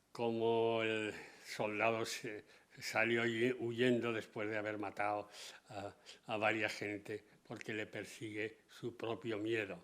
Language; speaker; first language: Spanish; native; Spanish